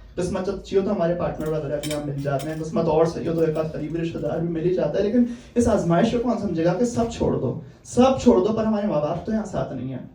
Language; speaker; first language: Urdu; native; Urdu